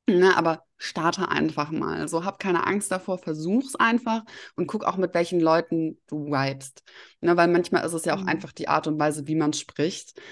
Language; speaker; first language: German; early bilingual, other home language; Russian